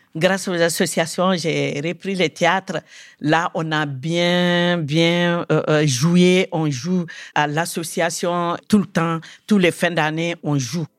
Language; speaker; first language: French; non-native, local second language; Bambara